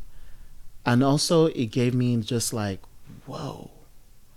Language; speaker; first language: English; non-native, local second language; Yoruba